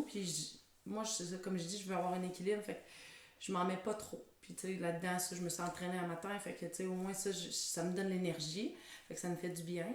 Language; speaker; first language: French; native; French